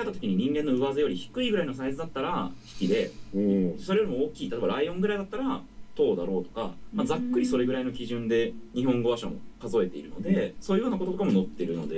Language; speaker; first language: Japanese; native; Japanese